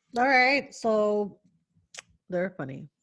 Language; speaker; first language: English; early bilingual, other home language; Spanish